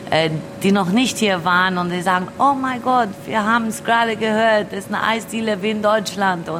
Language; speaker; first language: German; early bilingual, other home language; Albanian